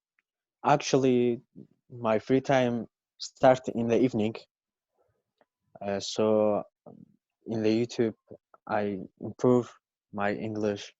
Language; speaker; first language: English; non-native, learner; Kurdish